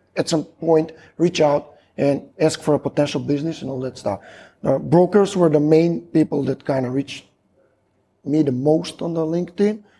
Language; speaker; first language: English; non-native, fluent; Macedonian